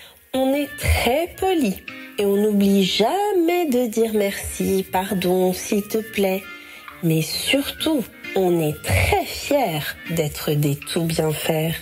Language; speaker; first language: French; native; French